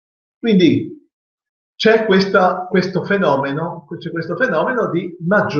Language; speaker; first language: Italian; native; Italian